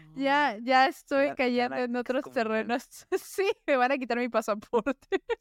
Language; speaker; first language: Spanish; native; Spanish